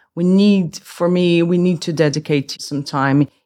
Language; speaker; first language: English; non-native, fluent; Portuguese